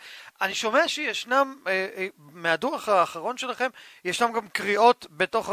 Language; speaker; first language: Hebrew; native; Hebrew